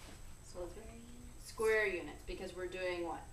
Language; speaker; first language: English; native; English